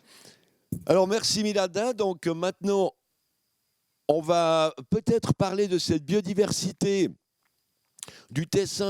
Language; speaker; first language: French; native; French